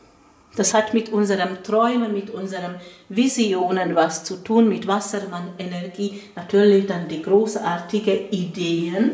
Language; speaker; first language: German; non-native, fluent; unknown